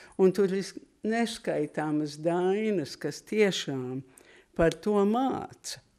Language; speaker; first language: Latvian; early bilingual, heritage; Latvian